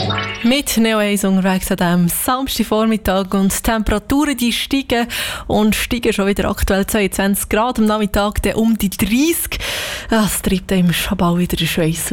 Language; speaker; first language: German; native; German